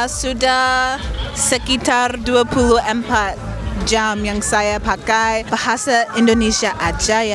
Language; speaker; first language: Indonesian; non-native, learner; English